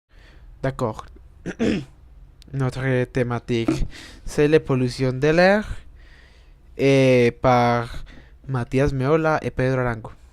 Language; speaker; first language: French; non-native, learner; Spanish